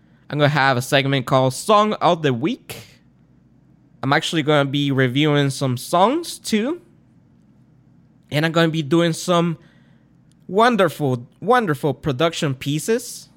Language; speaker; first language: English; non-native, fluent; Spanish